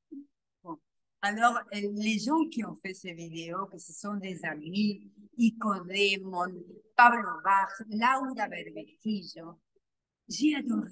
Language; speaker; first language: French; non-native, learner; Spanish